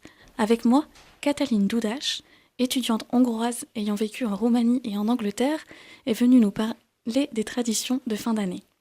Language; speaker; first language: French; native; French